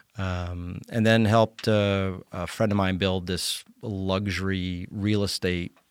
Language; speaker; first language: English; native; English